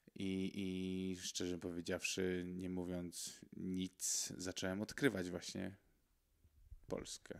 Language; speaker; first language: Polish; early bilingual, other home language; Mongolian